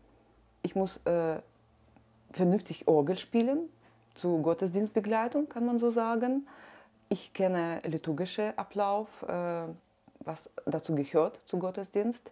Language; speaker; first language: German; non-native, fluent; Russian